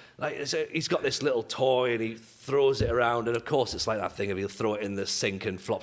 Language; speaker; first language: English; native; English